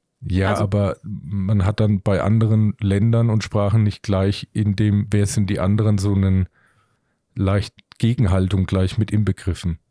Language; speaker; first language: German; native; German